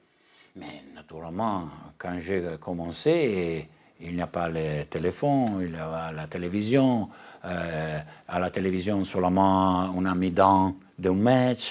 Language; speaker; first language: French; non-native, learner; Italian